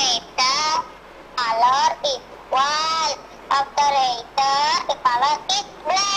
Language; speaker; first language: English; non-native, learner; Indonesian